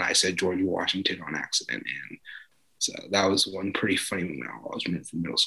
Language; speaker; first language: English; native; English